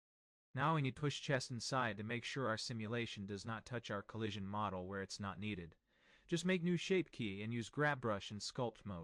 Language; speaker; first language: English; non-native, fluent; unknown